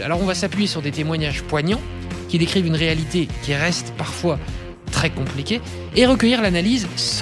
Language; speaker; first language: French; native; French